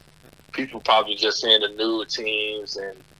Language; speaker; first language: English; native; English